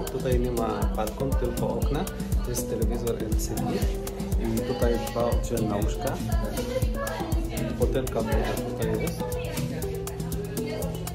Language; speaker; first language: Polish; non-native, learner; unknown